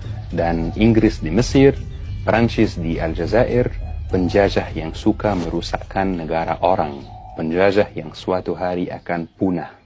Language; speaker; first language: Indonesian; non-native, fluent; Arabic